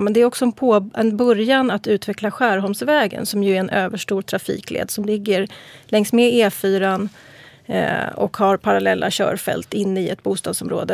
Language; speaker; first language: Swedish; native; Swedish